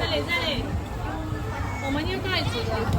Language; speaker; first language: Chinese; non-native, fluent; Filipino